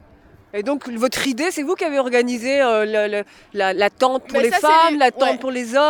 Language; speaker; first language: French; native; French